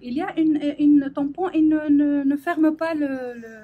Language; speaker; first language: French; non-native, learner; Arabic